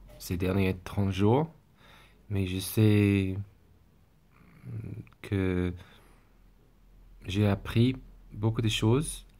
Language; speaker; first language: French; non-native, learner; English